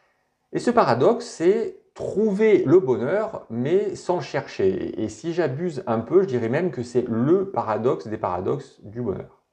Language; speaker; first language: French; native; French